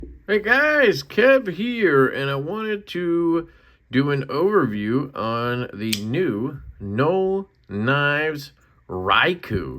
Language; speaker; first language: English; native; English